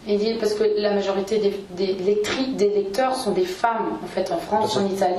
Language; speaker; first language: French; native; French